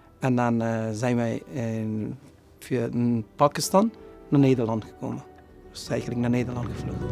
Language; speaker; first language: Dutch; non-native, fluent; Persian